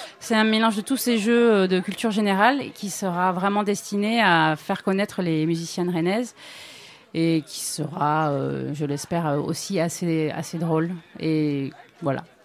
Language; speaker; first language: French; native; French